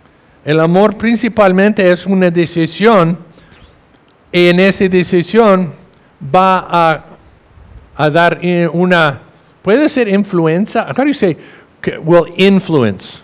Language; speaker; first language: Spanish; non-native, fluent; English